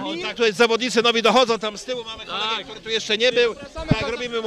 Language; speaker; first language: Polish; native; Polish